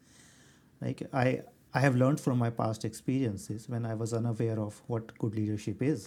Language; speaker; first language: English; non-native, local second language; Hindi